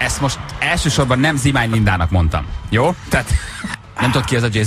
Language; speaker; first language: Hungarian; native; Hungarian